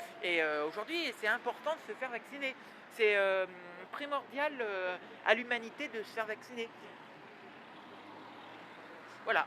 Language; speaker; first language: French; native; French